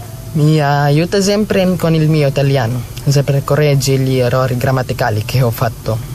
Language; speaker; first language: Italian; non-native, learner; Filipino